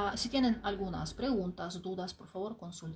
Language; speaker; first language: Spanish; non-native, fluent; Ukrainian